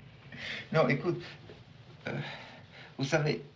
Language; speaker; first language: French; non-native, fluent; German